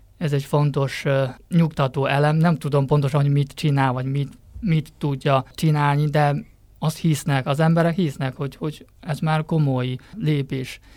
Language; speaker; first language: Hungarian; non-native, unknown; Chinese